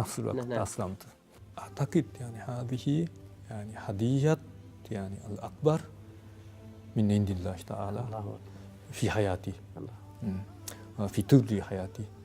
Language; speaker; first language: Arabic; non-native, fluent; Japanese